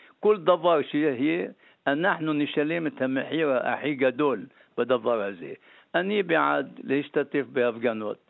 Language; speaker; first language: Hebrew; non-native, local second language; Arabic